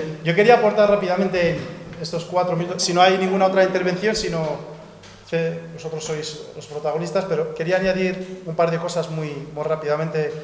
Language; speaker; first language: Spanish; native; Spanish